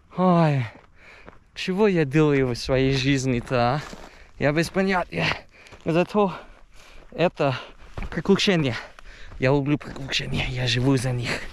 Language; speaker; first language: Russian; non-native, fluent; English